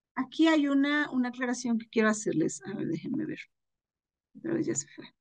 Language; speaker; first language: Spanish; non-native, local second language; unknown